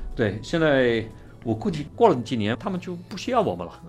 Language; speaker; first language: Chinese; non-native, fluent; English